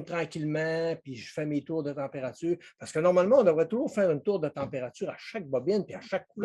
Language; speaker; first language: French; native; French